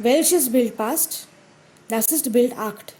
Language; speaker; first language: German; non-native, fluent; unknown